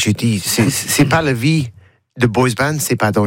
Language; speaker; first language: French; non-native, learner; English